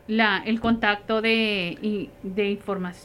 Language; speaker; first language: Spanish; native; Spanish